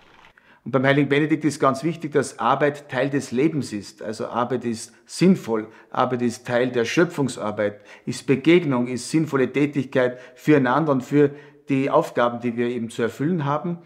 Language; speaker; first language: German; native; German